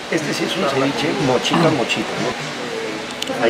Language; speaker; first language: Spanish; native; Spanish